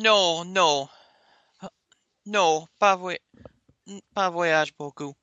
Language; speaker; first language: French; non-native, learner; English